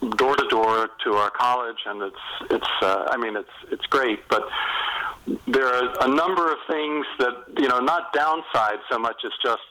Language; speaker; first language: English; native; English